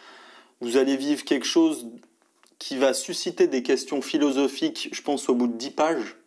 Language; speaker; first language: French; native; French